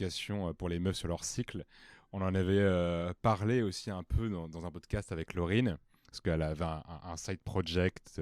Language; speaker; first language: French; native; French